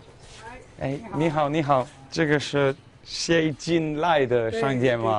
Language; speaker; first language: Chinese; non-native, learner; English